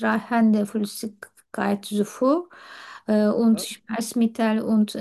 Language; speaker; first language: German; non-native, learner; Turkish